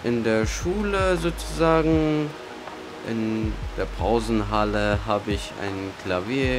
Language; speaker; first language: German; early bilingual, other home language; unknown